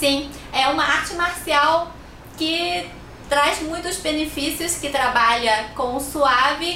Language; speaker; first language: Portuguese; non-native, fluent; Chinese